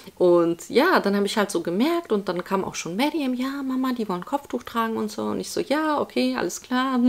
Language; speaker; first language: German; early bilingual, other home language; Polish